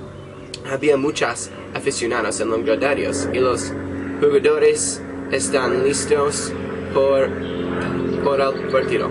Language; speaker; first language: Spanish; non-native, learner; English